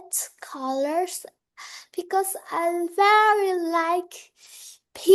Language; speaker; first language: English; non-native, learner; Vietnamese